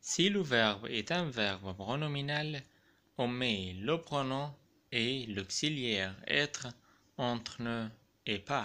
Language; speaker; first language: French; non-native, fluent; Arabic